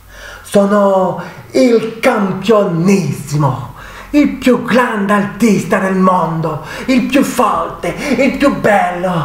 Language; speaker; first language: Italian; non-native, fluent; French